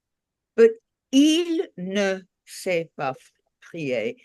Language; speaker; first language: French; non-native, learner; English